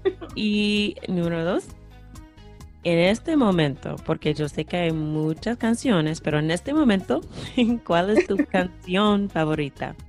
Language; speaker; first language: Spanish; non-native, fluent; English